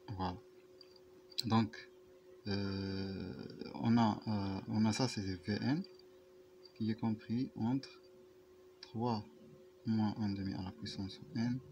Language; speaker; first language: French; non-native, local second language; Arabic